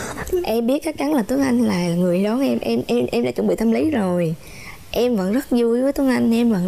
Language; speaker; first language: Vietnamese; native; Vietnamese